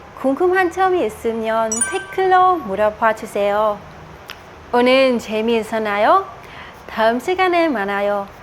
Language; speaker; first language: Korean; non-native, learner; Vietnamese